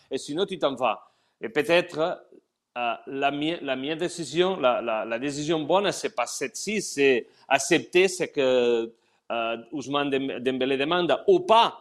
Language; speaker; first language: French; non-native, learner; Spanish